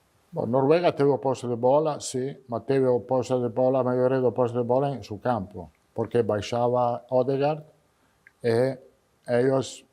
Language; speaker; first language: Portuguese; non-native, fluent; Italian